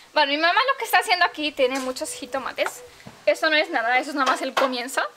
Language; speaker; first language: Spanish; non-native, fluent; Romanian